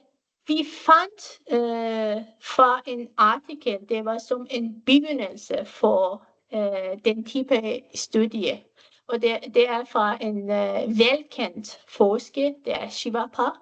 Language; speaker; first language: Danish; non-native, fluent; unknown